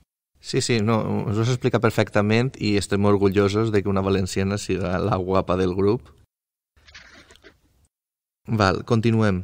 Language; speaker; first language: Catalan; native; Catalan